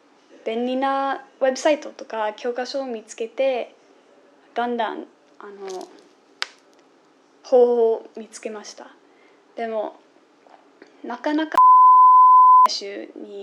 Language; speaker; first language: Japanese; non-native, fluent; English